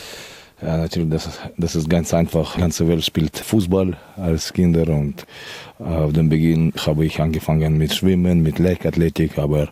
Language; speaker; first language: German; non-native, fluent; Russian